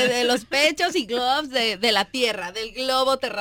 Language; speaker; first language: Spanish; native; Spanish